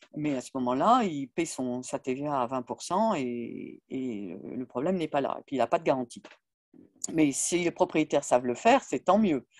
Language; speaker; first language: French; native; French